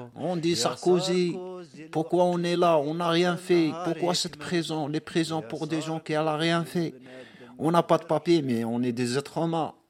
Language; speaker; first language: French; non-native, local second language; Arabic